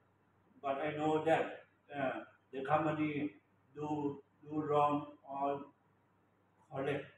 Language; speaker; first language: English; non-native, learner; Thai